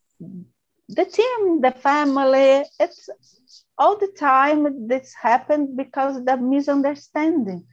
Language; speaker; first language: English; non-native, learner; Portuguese